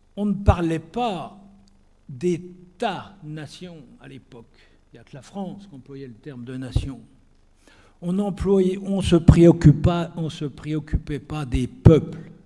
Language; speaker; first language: French; native; French